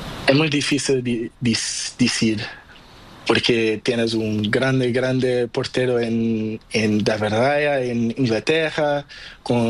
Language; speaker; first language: Spanish; non-native, learner; Portuguese